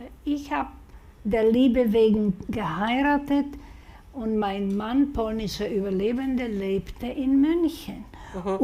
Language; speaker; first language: German; non-native, fluent; Slovak